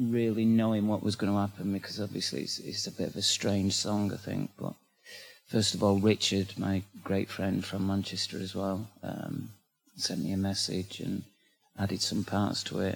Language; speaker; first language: English; native; English